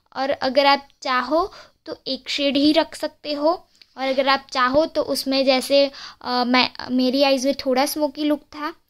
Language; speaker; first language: Hindi; non-native, local second language; Gujarati